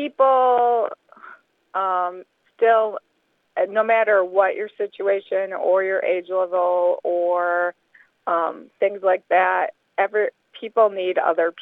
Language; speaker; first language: English; native; English